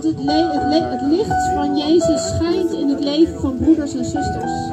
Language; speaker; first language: Dutch; non-native, local second language; Papiamento